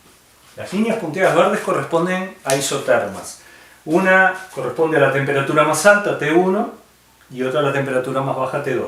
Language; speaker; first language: Spanish; native; Spanish